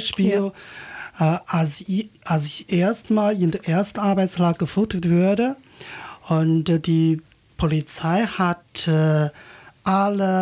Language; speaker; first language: German; non-native, learner; Chinese